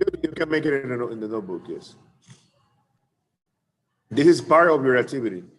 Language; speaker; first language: English; non-native, fluent; Spanish